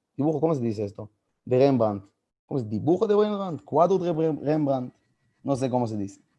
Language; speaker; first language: Spanish; non-native, fluent; Hebrew